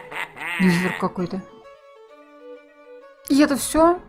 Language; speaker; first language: Russian; native; Russian